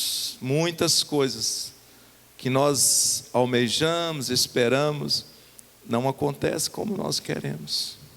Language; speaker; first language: Portuguese; native; Portuguese